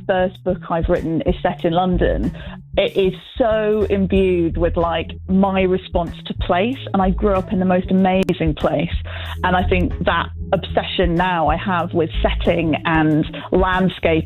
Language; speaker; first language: English; native; English